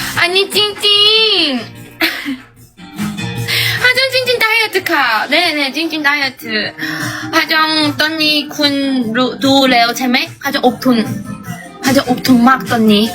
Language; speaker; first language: Thai; non-native, learner; Korean